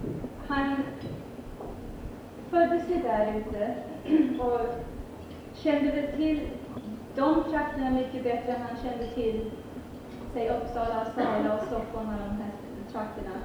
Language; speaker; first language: Swedish; early bilingual, heritage; Swedish